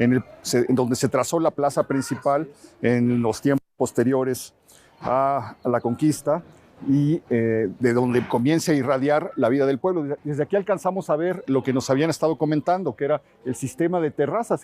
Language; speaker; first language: Spanish; native; Spanish